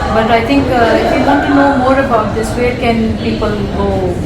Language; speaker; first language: English; non-native, local second language; Urdu